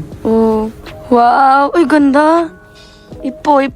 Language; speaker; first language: Filipino; native; Filipino